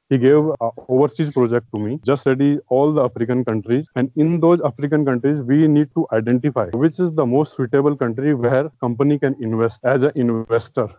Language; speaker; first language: English; non-native, local second language; Hindi